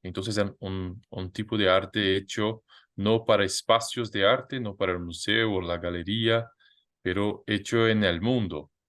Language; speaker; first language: Spanish; non-native, fluent; Portuguese